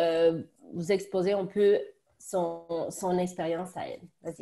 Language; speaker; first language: French; native; French